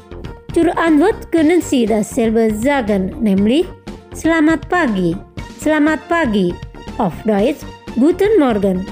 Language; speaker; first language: German; non-native, fluent; Indonesian